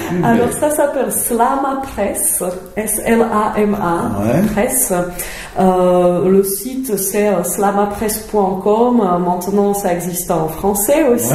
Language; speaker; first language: French; non-native, fluent; Czech